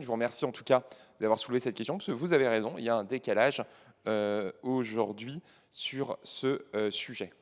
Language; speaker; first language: French; native; French